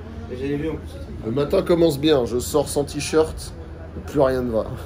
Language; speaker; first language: French; native; French